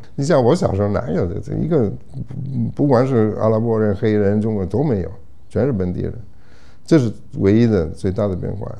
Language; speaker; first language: Chinese; non-native, fluent; Italian